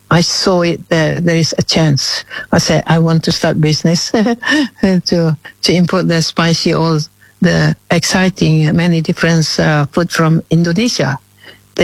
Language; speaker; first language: English; non-native, fluent; Indonesian